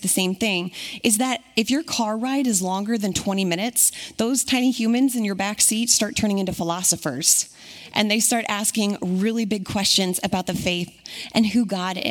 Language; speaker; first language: English; native; English